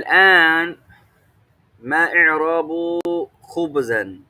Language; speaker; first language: Arabic; non-native, fluent; English